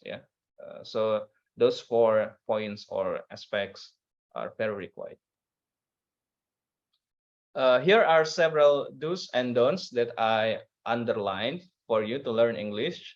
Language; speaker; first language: English; non-native, learner; Indonesian